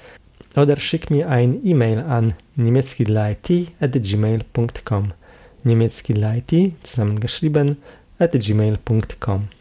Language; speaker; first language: German; non-native, fluent; Polish